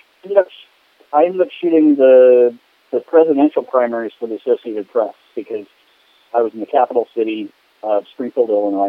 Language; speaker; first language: English; native; English